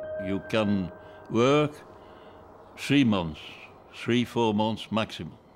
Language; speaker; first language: English; non-native, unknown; French